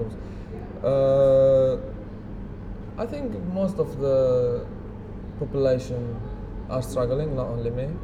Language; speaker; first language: English; non-native, fluent; Arabic